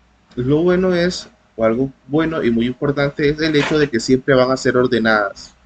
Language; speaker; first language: Spanish; native; Spanish